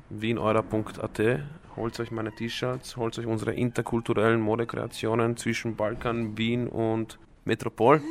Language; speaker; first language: German; early bilingual, other home language; Croatian